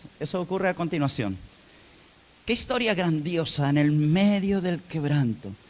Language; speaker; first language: Spanish; native; Spanish